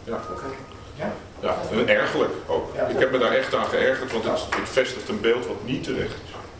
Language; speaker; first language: Dutch; native; Dutch